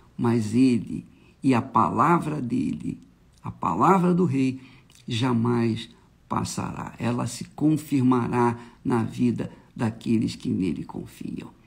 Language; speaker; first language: Portuguese; native; Portuguese